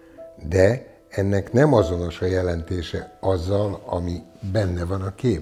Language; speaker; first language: Hungarian; native; Hungarian